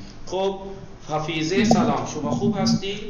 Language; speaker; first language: Persian; non-native, fluent; Urdu